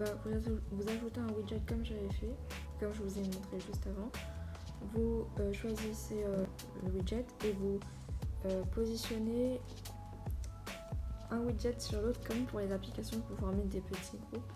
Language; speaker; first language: French; native; French